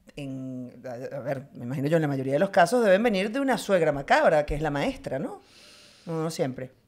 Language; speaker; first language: Spanish; native; Spanish